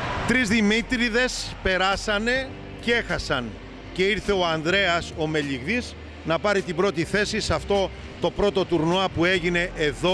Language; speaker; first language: Greek; native; Greek